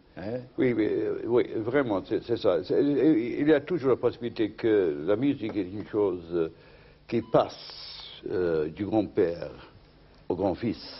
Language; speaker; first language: French; non-native, fluent; English